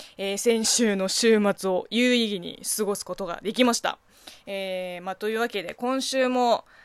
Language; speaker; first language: Japanese; non-native, fluent; Chinese